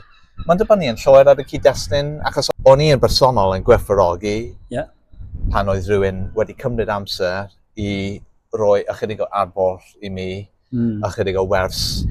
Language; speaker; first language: Welsh; non-native, local second language; English